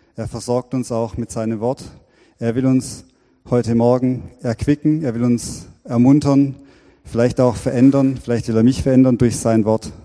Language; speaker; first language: German; native; German